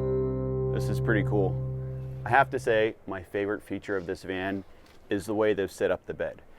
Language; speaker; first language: English; native; English